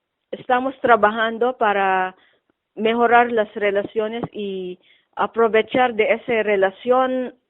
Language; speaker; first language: Spanish; non-native, fluent; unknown